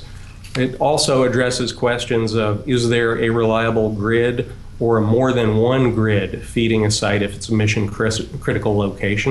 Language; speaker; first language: English; native; English